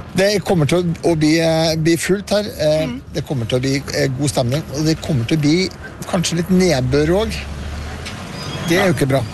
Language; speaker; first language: Norwegian; native; Norwegian